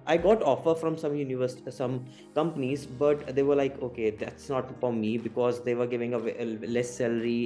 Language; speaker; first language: English; non-native, local second language; Hindi